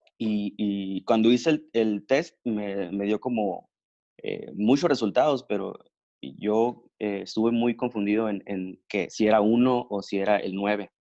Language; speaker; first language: Spanish; native; Spanish